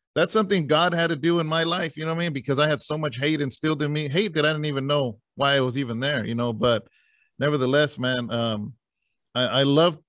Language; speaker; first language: English; native; English